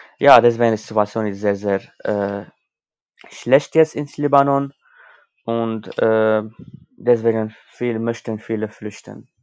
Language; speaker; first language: German; non-native, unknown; Armenian